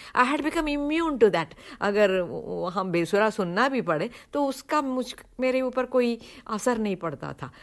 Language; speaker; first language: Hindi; non-native, local second language; Tamil